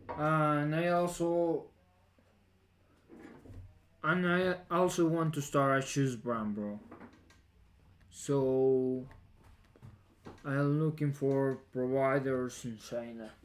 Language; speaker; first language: English; non-native, fluent; Spanish